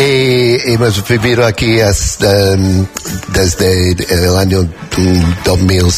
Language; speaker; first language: Spanish; non-native, learner; English